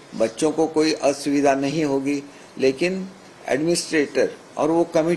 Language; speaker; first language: Hindi; non-native, local second language; Marathi